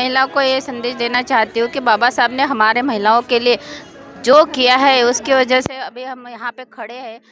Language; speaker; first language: Hindi; non-native, local second language; Marathi